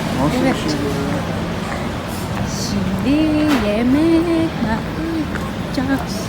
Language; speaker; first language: Turkish; non-native, learner; Indonesian